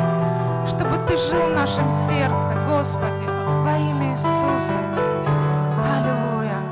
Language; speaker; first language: Russian; native; Russian